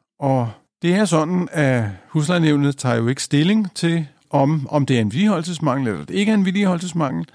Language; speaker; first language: Danish; native; Danish